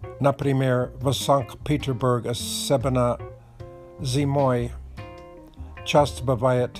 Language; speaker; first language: Russian; non-native, learner; English